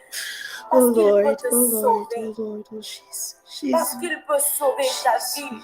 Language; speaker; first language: French; non-native, local second language; Lingala